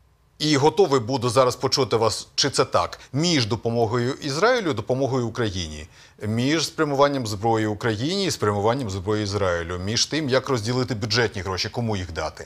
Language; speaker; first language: Ukrainian; native; Ukrainian